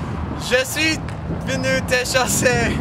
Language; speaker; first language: French; non-native, learner; English